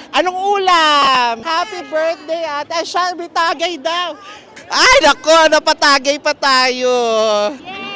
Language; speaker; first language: Filipino; native; Filipino